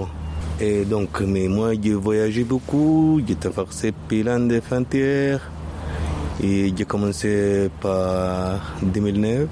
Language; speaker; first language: French; non-native, learner; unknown